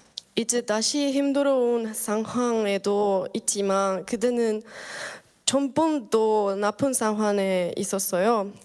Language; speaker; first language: Korean; non-native, learner; Spanish